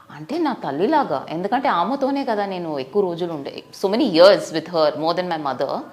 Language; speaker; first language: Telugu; non-native, fluent; Tamil